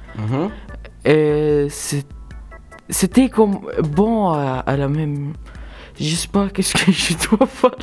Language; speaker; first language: French; non-native, local second language; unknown